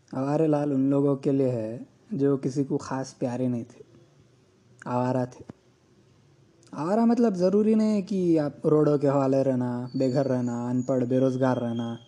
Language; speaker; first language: Urdu; native; Urdu